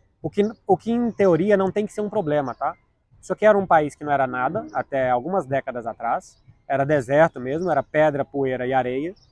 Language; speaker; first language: Portuguese; native; Portuguese